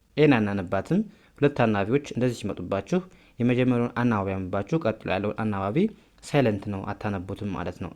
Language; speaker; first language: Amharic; native; Amharic